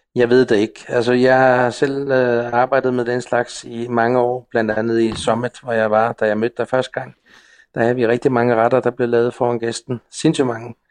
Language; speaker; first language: Danish; non-native, local second language; Faroese